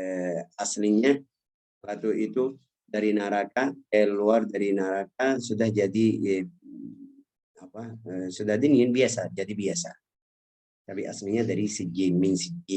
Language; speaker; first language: Indonesian; non-native, fluent; Arabic